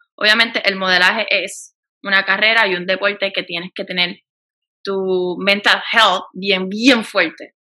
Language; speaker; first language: Spanish; native; Spanish